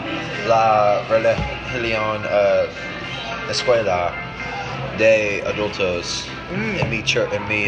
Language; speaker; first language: Spanish; non-native, learner; English